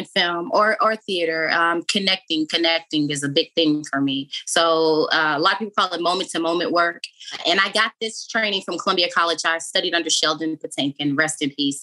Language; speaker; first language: English; native; English